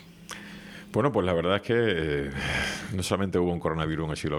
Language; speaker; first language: Spanish; native; Spanish